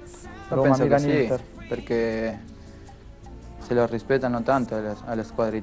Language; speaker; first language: Italian; non-native, fluent; Spanish